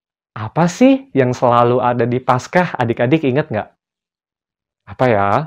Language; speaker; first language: Indonesian; native; Indonesian